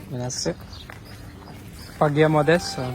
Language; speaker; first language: Italian; non-native, learner; Bangla